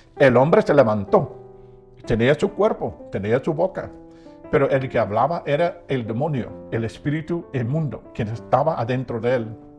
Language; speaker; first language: Spanish; non-native, fluent; English